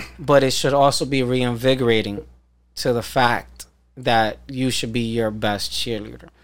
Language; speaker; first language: English; early bilingual, other home language; Spanish